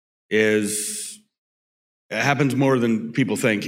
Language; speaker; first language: English; native; English